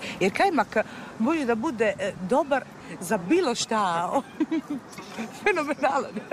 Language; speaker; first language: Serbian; non-native, fluent; Italian